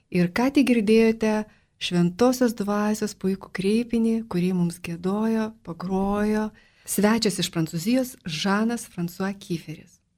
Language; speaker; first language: Lithuanian; native; Lithuanian